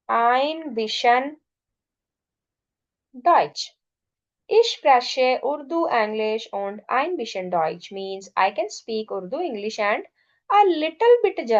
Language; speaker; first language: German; non-native, learner; Urdu